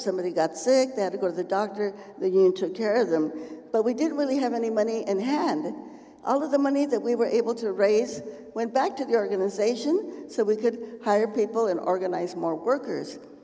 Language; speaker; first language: English; early bilingual, other home language; Spanish